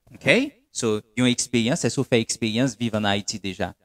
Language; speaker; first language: French; non-native, local second language; Haitian Creole